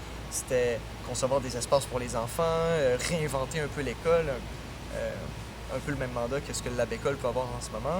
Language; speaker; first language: French; native; French